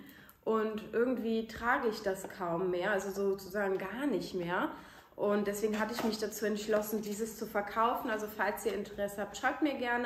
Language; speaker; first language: German; native; German